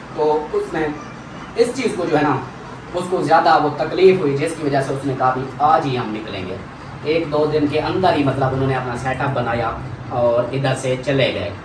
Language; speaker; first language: Urdu; non-native, local second language; Saraiki